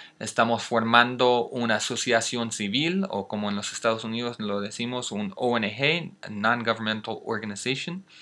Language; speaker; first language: Spanish; non-native, fluent; English